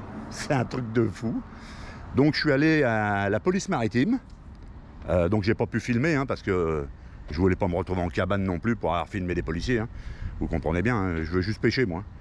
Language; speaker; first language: French; native; French